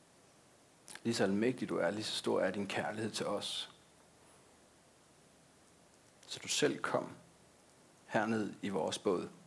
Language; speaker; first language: Danish; native; Danish